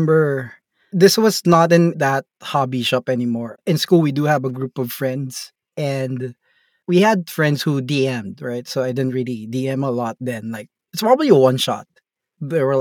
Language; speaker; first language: English; non-native, local second language; Filipino